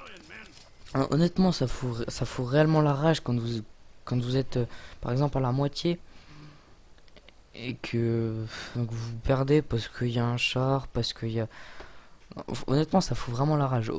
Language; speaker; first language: French; native; French